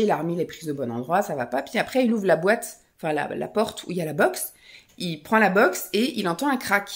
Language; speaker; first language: French; native; French